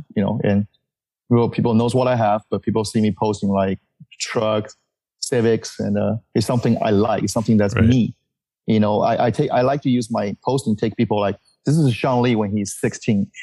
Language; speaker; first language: English; early bilingual, other home language; Chinese